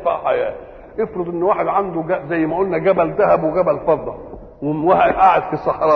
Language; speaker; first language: Arabic; native; Arabic